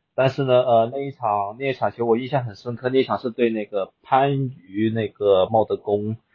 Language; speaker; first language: Chinese; native; Chinese